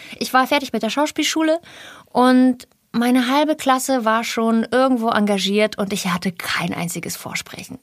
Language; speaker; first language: German; early bilingual, other home language; Russian